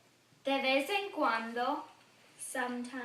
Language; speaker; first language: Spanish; non-native, learner; English